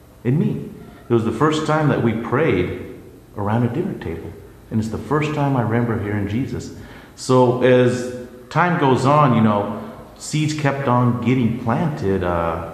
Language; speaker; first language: English; early bilingual, other home language; Spanish